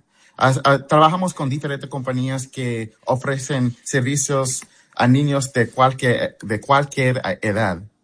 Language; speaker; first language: Spanish; early bilingual, heritage; English